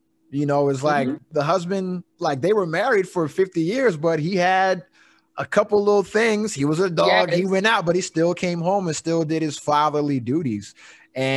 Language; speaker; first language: English; native; English